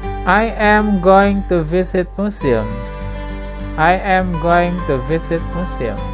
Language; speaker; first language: English; non-native, learner; Indonesian